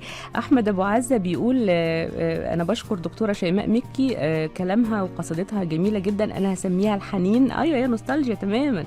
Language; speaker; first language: Arabic; native; Arabic